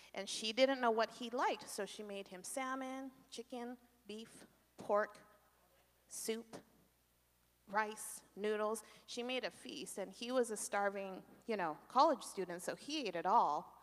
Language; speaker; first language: English; native; English